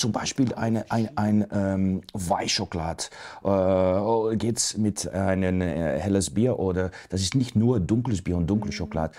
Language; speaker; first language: German; non-native, learner; Dutch